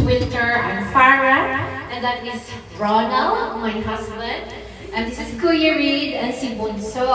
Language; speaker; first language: English; non-native, local second language; Waray